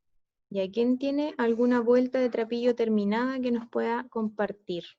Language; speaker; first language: Spanish; native; Spanish